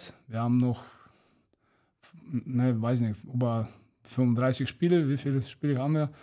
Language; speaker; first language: German; non-native, fluent; Russian